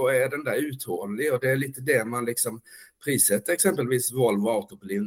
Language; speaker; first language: Swedish; native; Swedish